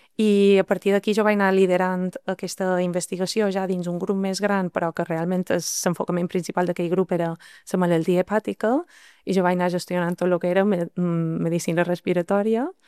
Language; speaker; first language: Catalan; native; Catalan